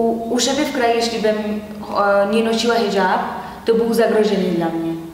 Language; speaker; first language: Polish; non-native, learner; Persian